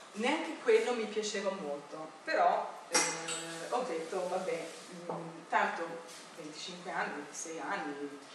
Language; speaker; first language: Italian; non-native, fluent; English